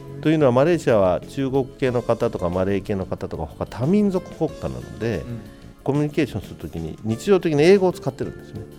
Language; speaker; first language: Japanese; native; Japanese